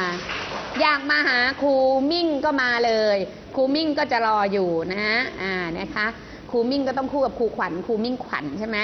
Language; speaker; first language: Thai; native; Thai